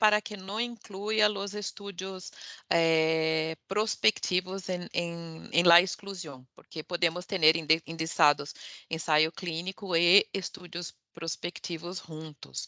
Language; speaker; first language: Spanish; non-native, fluent; Portuguese